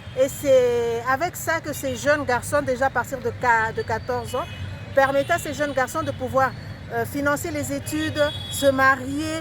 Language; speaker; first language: French; non-native, local second language; Swahili